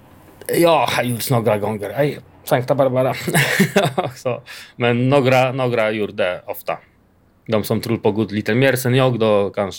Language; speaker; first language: Swedish; non-native, learner; Polish